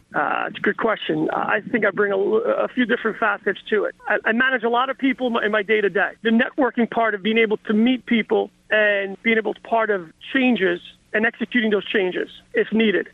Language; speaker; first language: English; native; English